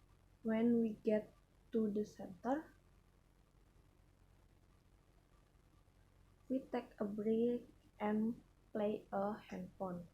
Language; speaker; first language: English; non-native, learner; Indonesian